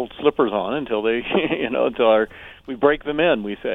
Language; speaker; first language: English; native; English